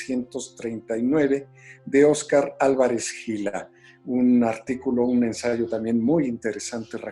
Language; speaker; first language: Spanish; native; Spanish